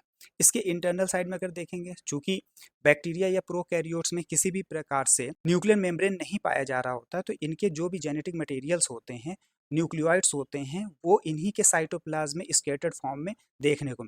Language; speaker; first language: Hindi; native; Hindi